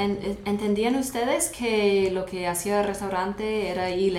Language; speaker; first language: Spanish; non-native, fluent; English